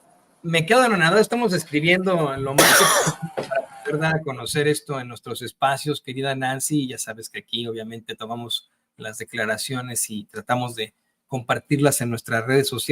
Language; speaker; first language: Spanish; native; Spanish